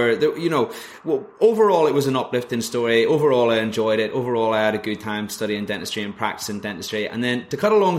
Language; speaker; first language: English; native; English